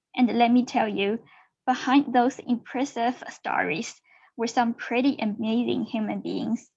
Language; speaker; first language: English; non-native, fluent; Chinese